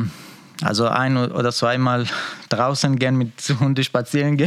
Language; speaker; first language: German; non-native, learner; Persian